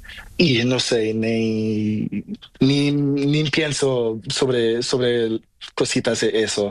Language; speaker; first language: Spanish; non-native, learner; Portuguese